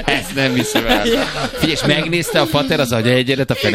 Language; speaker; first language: Hungarian; native; Hungarian